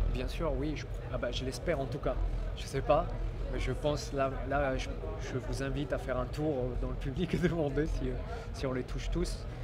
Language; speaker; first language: French; non-native, local second language; Arabic